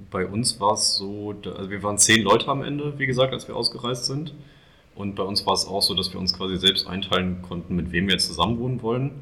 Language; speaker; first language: German; native; German